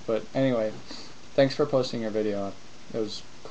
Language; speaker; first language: English; native; English